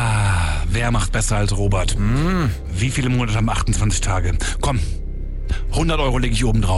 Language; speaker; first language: German; native; German